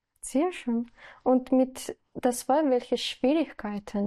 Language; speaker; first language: German; non-native, learner; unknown